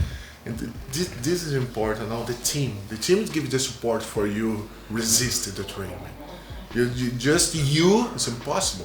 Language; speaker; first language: English; non-native, learner; Portuguese